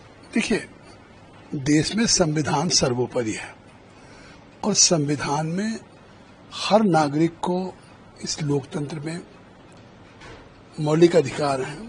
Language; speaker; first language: Hindi; native; Hindi